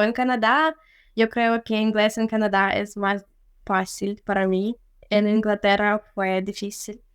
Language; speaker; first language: Spanish; non-native, fluent; Ukrainian